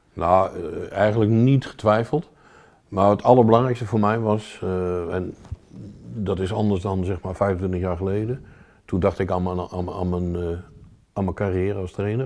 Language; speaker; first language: Dutch; native; Dutch